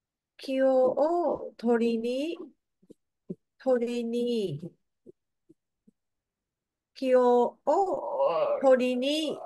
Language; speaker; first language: Japanese; non-native, learner; Vietnamese